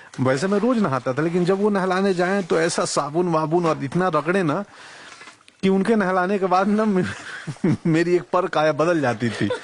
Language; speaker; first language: Hindi; non-native, local second language; Bhojpuri